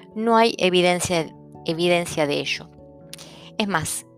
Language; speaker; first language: Spanish; early bilingual, other home language; Italian